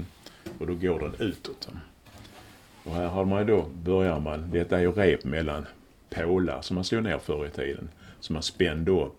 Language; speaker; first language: Swedish; native; Swedish